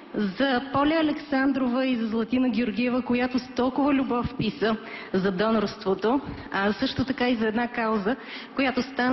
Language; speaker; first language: Bulgarian; native; Bulgarian